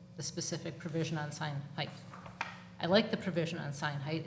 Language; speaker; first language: English; native; English